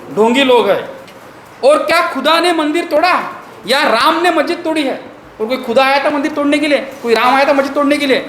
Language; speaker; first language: Hindi; non-native, local second language; Marathi